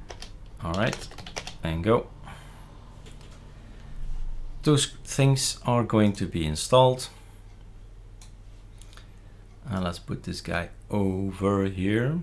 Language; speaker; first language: English; non-native, fluent; Dutch